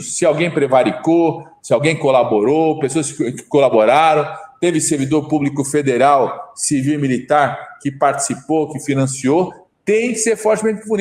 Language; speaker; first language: Portuguese; native; Portuguese